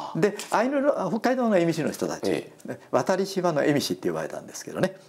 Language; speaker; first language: Japanese; native; Japanese